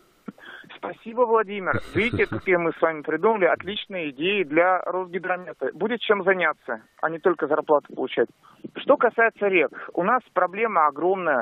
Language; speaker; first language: Russian; native; Russian